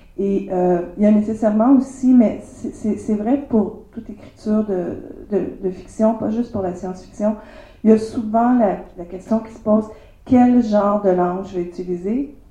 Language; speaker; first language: French; native; French